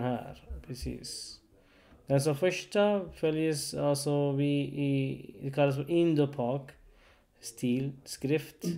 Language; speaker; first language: Swedish; non-native, learner; Urdu